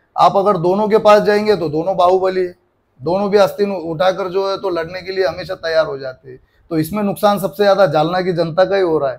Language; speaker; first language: Hindi; non-native, local second language; Marathi